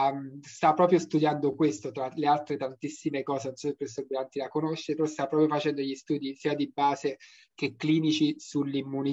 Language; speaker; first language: Italian; native; Italian